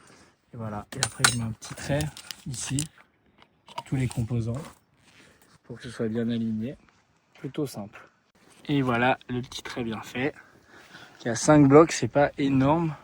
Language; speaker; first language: French; native; French